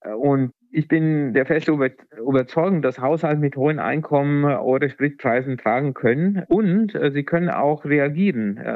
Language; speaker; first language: German; native; German